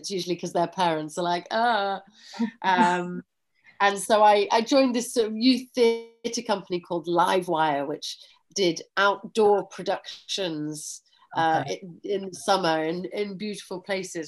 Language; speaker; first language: English; native; English